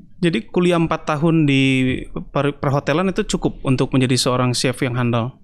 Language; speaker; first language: Indonesian; native; Indonesian